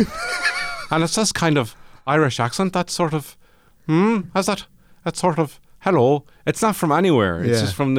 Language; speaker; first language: English; native; English